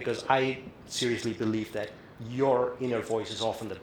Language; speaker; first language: English; non-native, local second language; Tamil